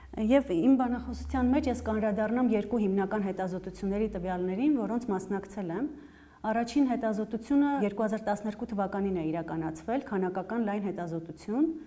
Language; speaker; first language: Armenian; native; Armenian